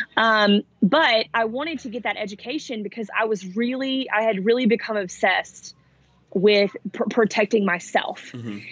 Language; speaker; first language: English; early bilingual, other home language; Italian